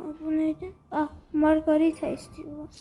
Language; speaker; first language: Turkish; early bilingual, heritage; Turkish